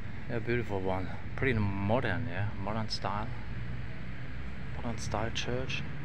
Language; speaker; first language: English; non-native, fluent; German